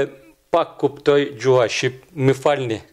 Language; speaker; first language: Albanian; non-native, learner; Turkish